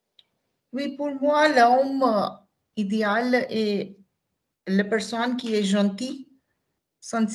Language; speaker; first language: French; non-native, learner; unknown